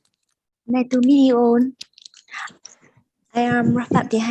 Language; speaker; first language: English; non-native, learner; Vietnamese